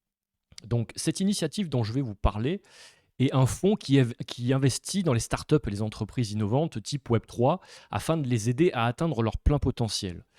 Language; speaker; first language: French; native; French